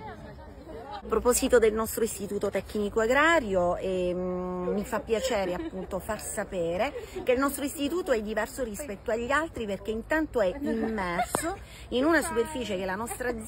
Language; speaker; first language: Italian; native; Italian